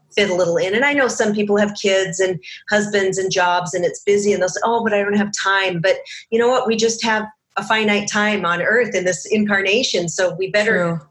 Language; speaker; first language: English; native; English